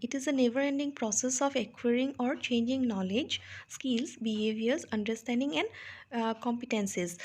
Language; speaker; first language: English; non-native, local second language; Assamese